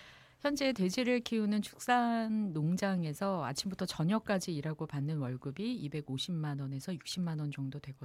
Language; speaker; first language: Korean; native; Korean